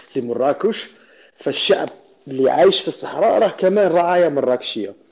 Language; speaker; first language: Arabic; native; Arabic